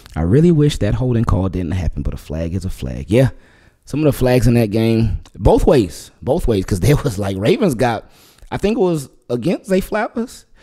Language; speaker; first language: English; native; English